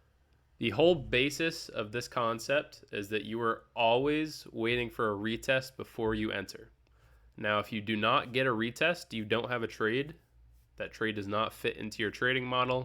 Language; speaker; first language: English; native; English